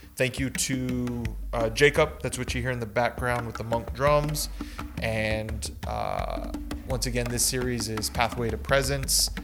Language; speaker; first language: English; native; English